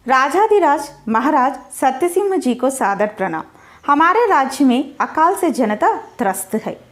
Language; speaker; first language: Hindi; non-native, local second language; Telugu